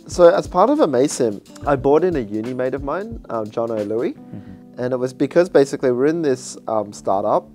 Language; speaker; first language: English; native; English